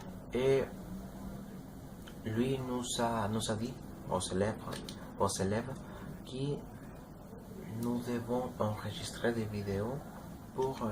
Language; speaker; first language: French; non-native, learner; Spanish